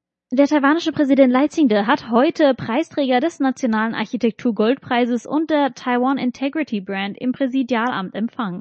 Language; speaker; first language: German; native; German